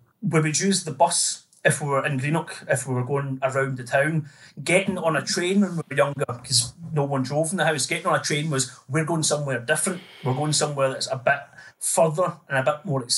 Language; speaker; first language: English; native; English